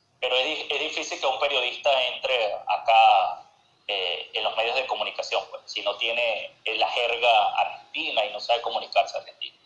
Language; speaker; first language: Spanish; native; Spanish